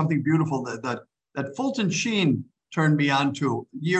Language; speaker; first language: English; native; English